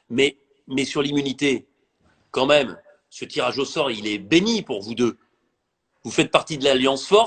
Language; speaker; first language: French; native; French